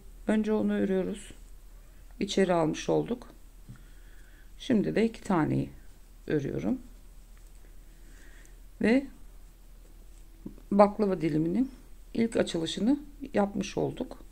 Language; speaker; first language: Turkish; native; Turkish